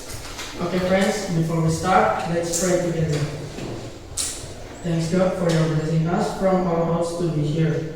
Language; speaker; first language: English; non-native, learner; Indonesian